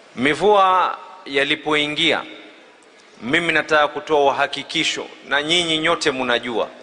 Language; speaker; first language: Swahili; native; Swahili